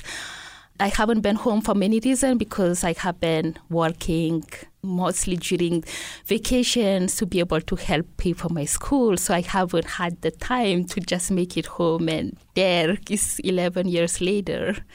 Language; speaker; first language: English; non-native, fluent; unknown